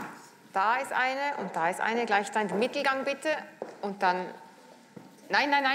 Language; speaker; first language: German; native; German